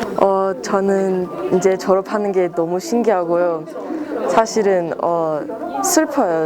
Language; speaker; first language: Korean; early bilingual, heritage; Korean